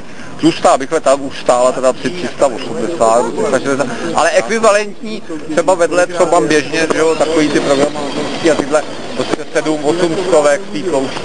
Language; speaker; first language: Czech; native; Czech